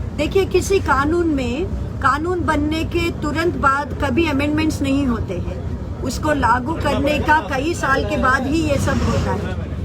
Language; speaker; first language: Hindi; non-native, local second language; Telugu